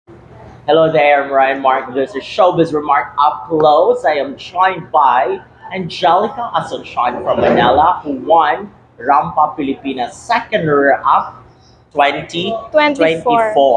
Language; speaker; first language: English; non-native, local second language; Filipino